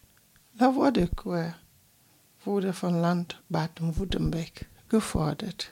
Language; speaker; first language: German; non-native, fluent; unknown